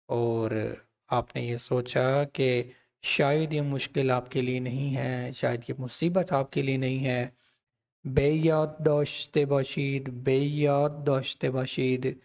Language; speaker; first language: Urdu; non-native, local second language; Punjabi